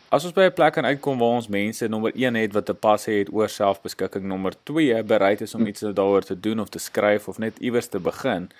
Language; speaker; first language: Afrikaans; native; Afrikaans